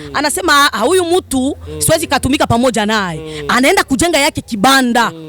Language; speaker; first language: Swahili; non-native, local second language; Rundi